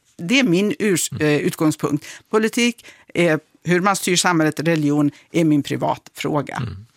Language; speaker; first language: Swedish; early bilingual, other home language; Kurdish